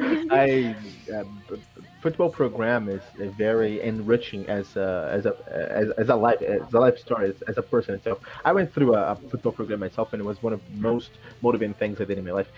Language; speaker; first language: English; non-native, fluent; Portuguese